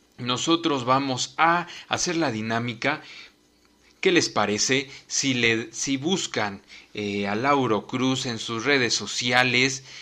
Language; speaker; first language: Spanish; native; Spanish